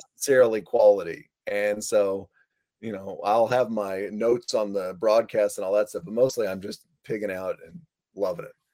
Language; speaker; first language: English; native; English